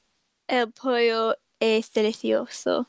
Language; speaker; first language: Spanish; non-native, learner; English